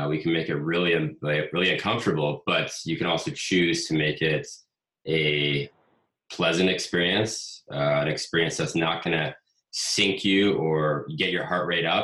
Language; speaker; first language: English; native; English